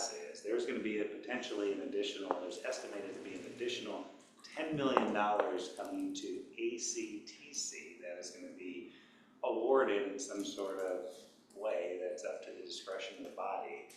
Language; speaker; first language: English; native; English